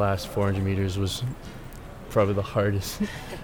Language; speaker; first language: English; native; English